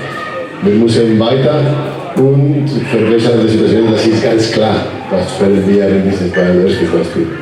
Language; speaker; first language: German; non-native, learner; Spanish